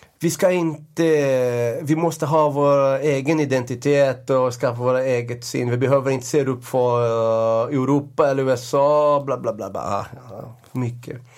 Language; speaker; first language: Swedish; non-native, fluent; Portuguese